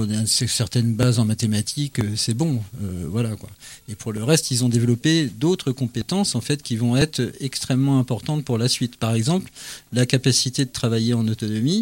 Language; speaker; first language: French; native; French